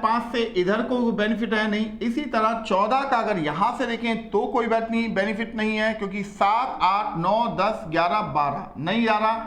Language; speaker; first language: Hindi; native; Hindi